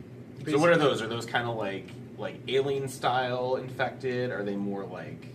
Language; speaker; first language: English; native; English